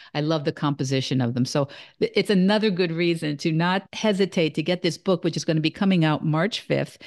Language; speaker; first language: English; native; English